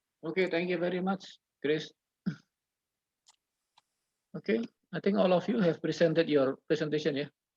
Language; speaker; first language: English; non-native, learner; Indonesian